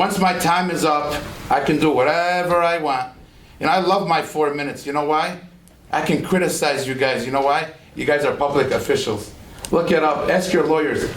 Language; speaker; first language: English; non-native, fluent; Arabic